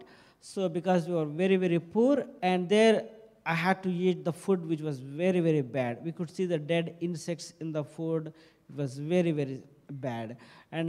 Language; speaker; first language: English; non-native, local second language; Telugu